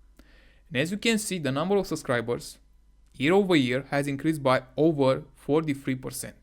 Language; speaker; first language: English; non-native, fluent; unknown